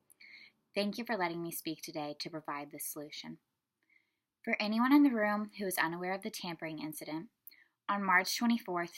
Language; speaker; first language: English; native; English